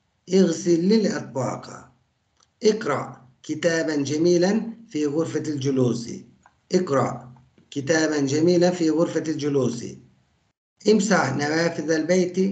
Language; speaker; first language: Arabic; non-native, fluent; Turkish